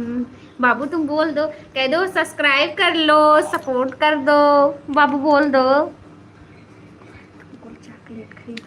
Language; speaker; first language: Hindi; native; Hindi